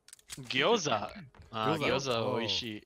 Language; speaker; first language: Japanese; non-native, learner; English